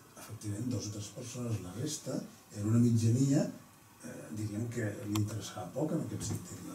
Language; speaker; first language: Catalan; native; Catalan